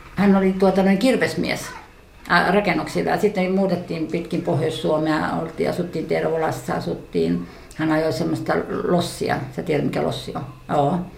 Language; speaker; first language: Finnish; native; Finnish